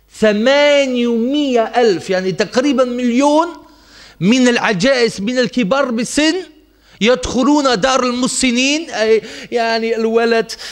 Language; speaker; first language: Arabic; non-native, fluent; German